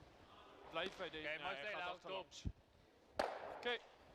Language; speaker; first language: Dutch; native; Dutch